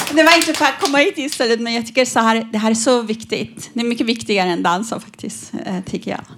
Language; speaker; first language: Swedish; non-native, fluent; Persian